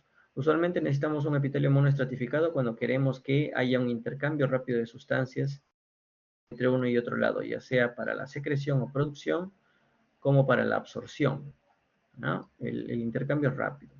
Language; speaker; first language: Spanish; native; Spanish